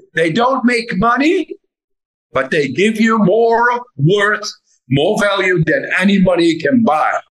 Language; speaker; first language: English; non-native, fluent; Dutch